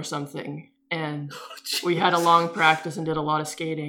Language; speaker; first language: English; non-native, fluent; Swedish